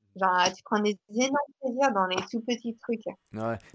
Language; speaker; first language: French; non-native, fluent; English